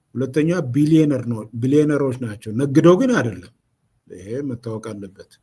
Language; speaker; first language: Amharic; non-native, local second language; Oromo